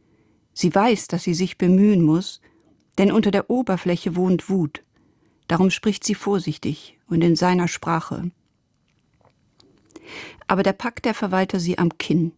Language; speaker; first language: German; native; German